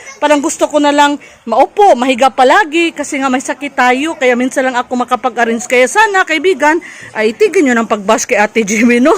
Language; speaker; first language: Filipino; native; Filipino